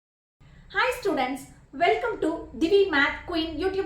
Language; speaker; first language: English; non-native, local second language; Tamil